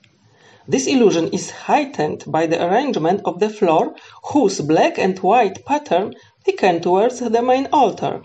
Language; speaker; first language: English; non-native, fluent; Polish